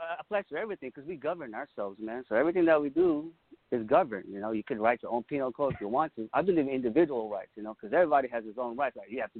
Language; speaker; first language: English; non-native, local second language; Pampanga